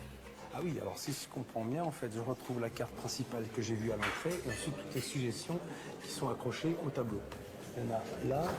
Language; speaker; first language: French; native; French